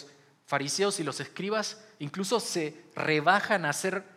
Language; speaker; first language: Spanish; native; Spanish